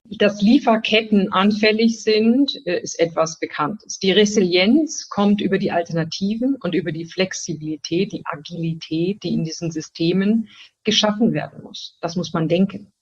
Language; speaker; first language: German; native; German